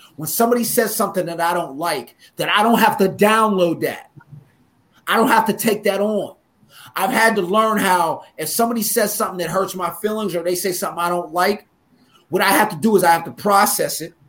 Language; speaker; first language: English; native; English